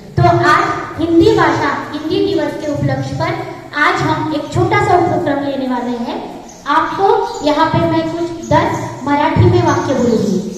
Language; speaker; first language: Hindi; non-native, local second language; Marathi